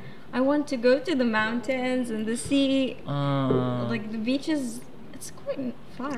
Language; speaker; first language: English; non-native, fluent; Arabic